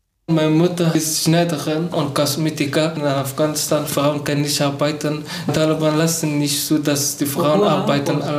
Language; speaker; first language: German; non-native, learner; Persian